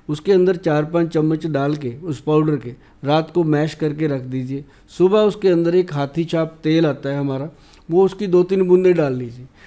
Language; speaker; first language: Hindi; native; Hindi